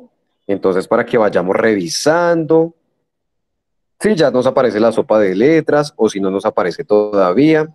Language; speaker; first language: Spanish; native; Spanish